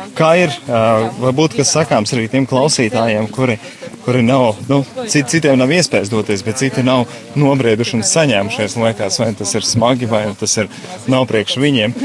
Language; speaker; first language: Latvian; native; Latvian